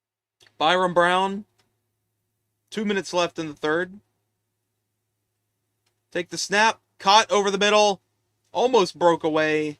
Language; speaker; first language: English; native; English